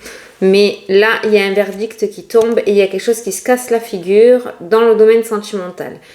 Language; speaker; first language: French; native; French